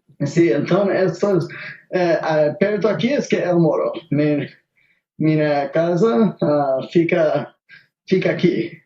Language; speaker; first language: Portuguese; non-native, learner; Spanish